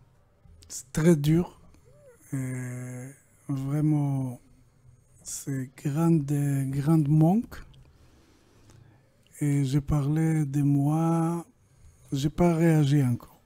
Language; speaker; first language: French; non-native, learner; Hebrew